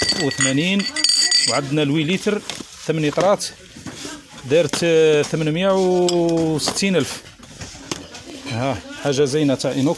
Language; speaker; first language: Arabic; native; Arabic